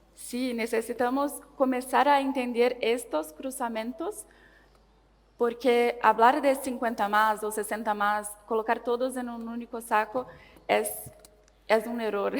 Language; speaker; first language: Spanish; non-native, learner; Portuguese